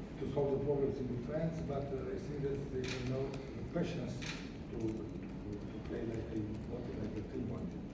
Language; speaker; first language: English; non-native, fluent; Romanian